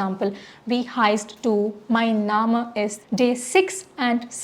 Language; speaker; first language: German; non-native, learner; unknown